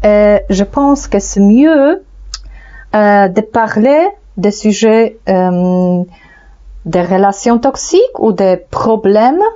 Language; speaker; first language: French; non-native, fluent; Polish